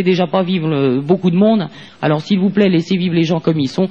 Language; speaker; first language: French; native; French